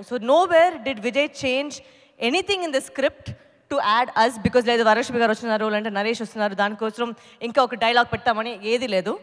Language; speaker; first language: Telugu; non-native, local second language; Tamil